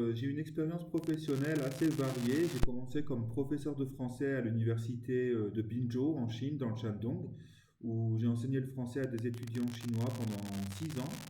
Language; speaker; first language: French; native; French